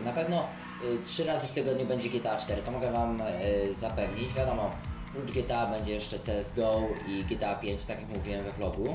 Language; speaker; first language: Polish; native; Polish